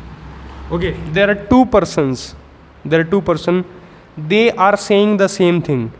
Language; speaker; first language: English; non-native, local second language; Hindi